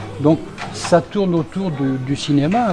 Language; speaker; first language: French; native; French